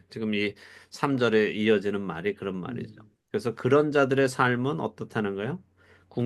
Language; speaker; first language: Korean; native; Korean